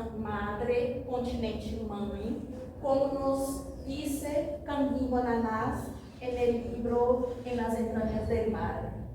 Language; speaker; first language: Spanish; non-native, fluent; Portuguese